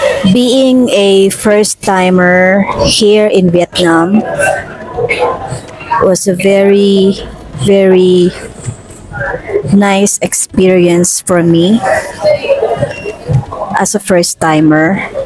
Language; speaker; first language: English; non-native, local second language; Aklanon